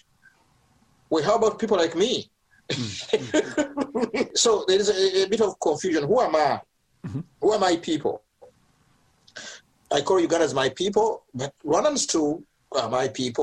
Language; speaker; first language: English; non-native, local second language; Ganda